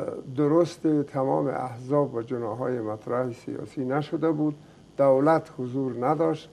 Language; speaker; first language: Persian; native; Persian